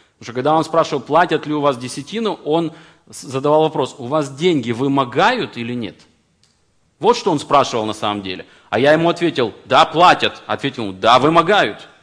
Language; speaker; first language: Russian; native; Russian